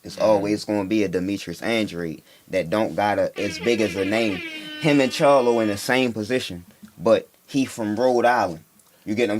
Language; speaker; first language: English; native; English